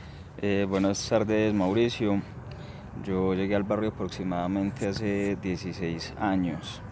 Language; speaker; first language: Spanish; native; Spanish